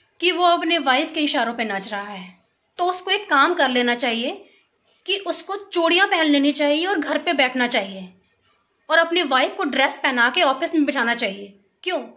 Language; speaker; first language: Hindi; native; Hindi